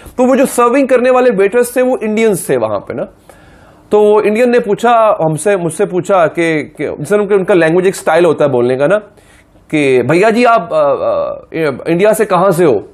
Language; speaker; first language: Urdu; non-native, local second language; Punjabi